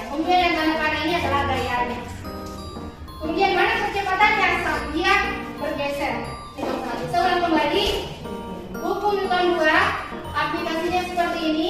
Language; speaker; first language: Indonesian; native; Indonesian